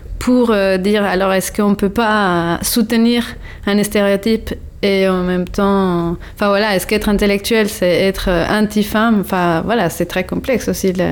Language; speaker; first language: French; non-native, fluent; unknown